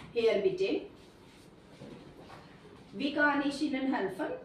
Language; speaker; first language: German; non-native, learner; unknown